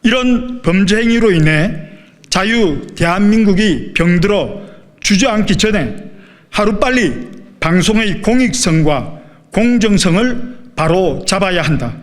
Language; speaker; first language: Korean; native; Korean